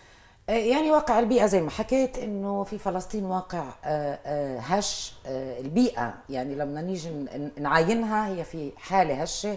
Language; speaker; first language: Arabic; native; Arabic